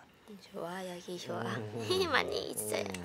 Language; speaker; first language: Korean; non-native, learner; Thai